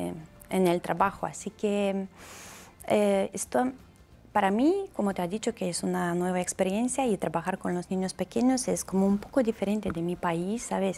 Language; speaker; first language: Spanish; non-native, learner; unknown